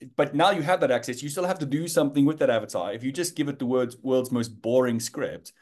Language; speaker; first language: English; native; English